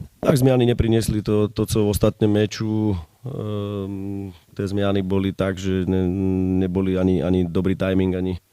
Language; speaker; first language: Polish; non-native, learner; Slovak